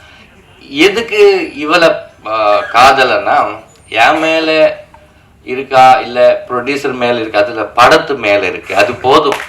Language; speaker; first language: Tamil; non-native, learner; Telugu